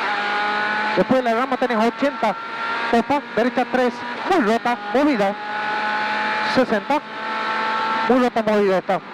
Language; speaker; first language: Spanish; native; Spanish